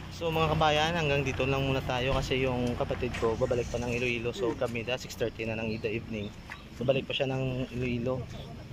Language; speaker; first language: Filipino; non-native, local second language; Hiligaynon